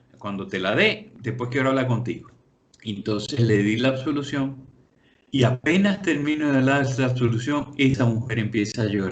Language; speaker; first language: Spanish; native; Spanish